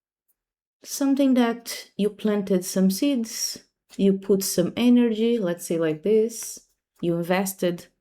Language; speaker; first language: English; non-native, fluent; Portuguese